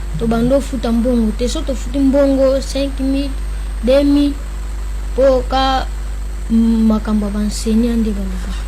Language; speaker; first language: Lingala; native; Lingala